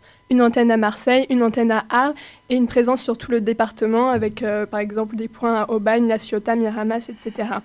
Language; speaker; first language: French; native; French